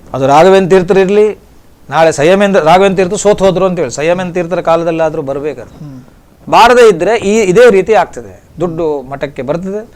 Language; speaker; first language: Kannada; non-native, local second language; Konkani